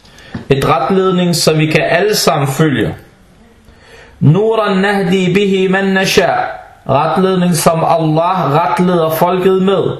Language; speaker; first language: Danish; non-native, fluent; Arabic